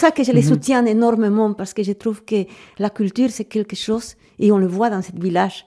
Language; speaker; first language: French; native; French